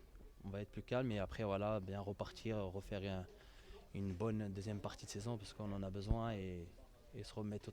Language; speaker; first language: French; native; French